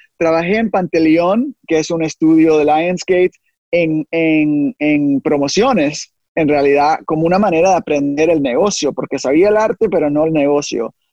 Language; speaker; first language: Spanish; early bilingual, heritage; Spanish